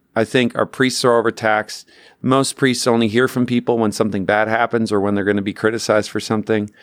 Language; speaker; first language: English; native; English